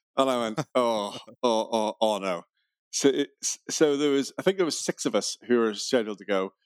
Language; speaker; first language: English; native; English